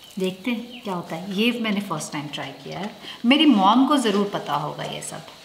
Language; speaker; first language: Hindi; native; Hindi